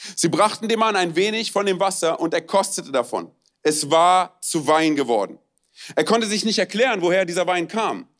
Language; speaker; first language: German; non-native, fluent; Romanian